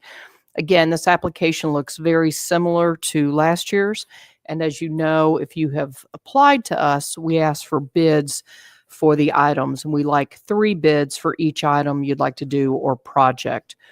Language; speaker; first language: English; native; English